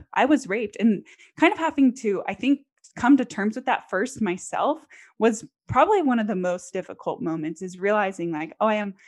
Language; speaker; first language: English; native; English